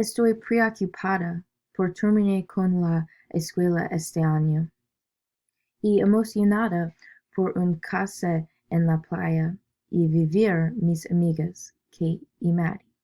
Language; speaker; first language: Spanish; non-native, learner; English